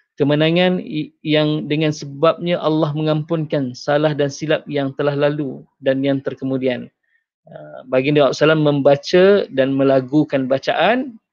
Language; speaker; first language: Malay; native; Malay